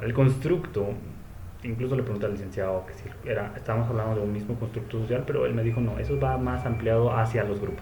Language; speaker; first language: Spanish; native; Spanish